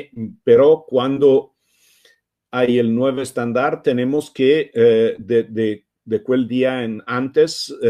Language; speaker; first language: Spanish; non-native, fluent; Italian